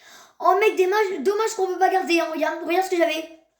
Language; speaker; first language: French; native; French